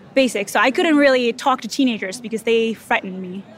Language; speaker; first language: English; non-native, fluent; Japanese